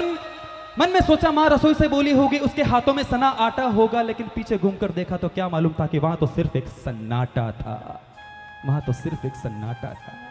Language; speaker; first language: Hindi; native; Hindi